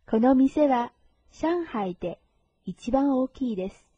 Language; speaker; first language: Japanese; non-native, fluent; Chinese